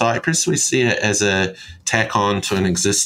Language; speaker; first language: English; native; English